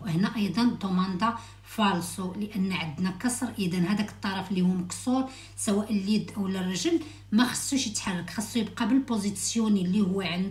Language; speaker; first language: Arabic; native; Arabic